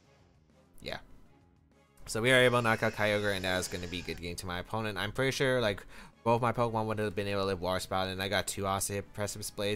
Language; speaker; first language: English; native; English